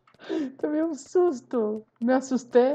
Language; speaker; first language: Spanish; non-native, learner; Portuguese